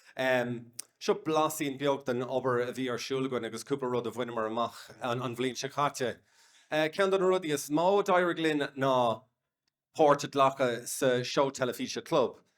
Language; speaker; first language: Irish; non-native, local second language; English